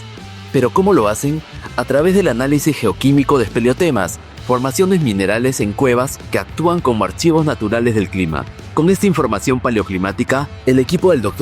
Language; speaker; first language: Spanish; native; Spanish